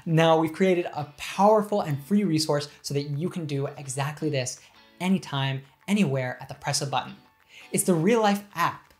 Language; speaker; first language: English; native; English